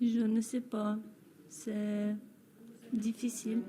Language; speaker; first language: French; non-native, learner; Ukrainian